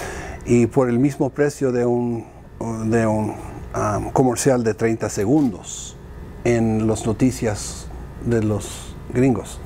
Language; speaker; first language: Spanish; early bilingual, heritage; Spanish